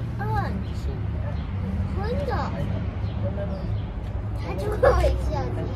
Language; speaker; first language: Chinese; early bilingual, heritage; Chinese